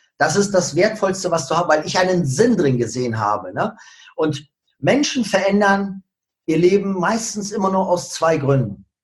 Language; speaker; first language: German; early bilingual, other home language; Russian